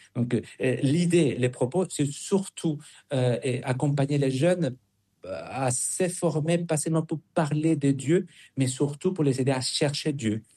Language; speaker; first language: French; non-native, fluent; Spanish